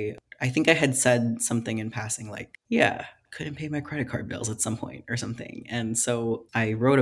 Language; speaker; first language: English; non-native, local second language; Filipino